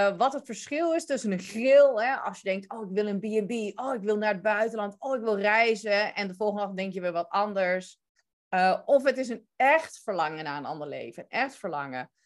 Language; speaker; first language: Dutch; early bilingual, other home language; Turkish